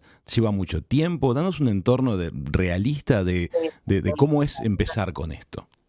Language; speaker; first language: Spanish; native; Spanish